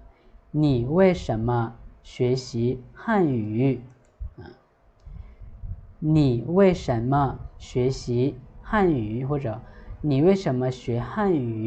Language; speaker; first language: Chinese; non-native, fluent; Lao